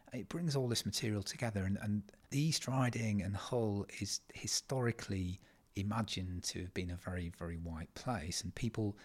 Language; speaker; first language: English; native; English